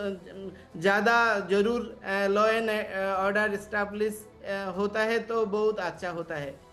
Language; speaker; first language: Hindi; non-native, learner; Bangla